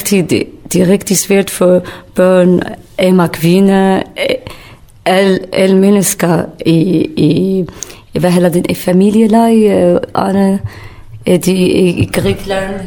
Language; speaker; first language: Danish; non-native, learner; Kurdish